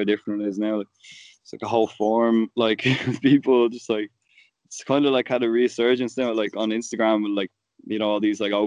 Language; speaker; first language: English; native; English